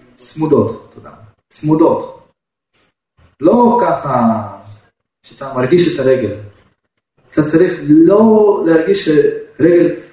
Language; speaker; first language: Hebrew; non-native, fluent; Russian